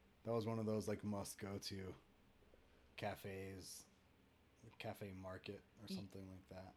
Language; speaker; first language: English; native; English